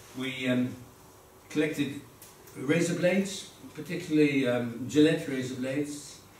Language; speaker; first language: English; early bilingual, other home language; Dutch